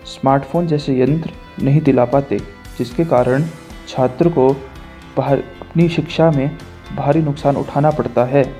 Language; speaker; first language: Hindi; native; Hindi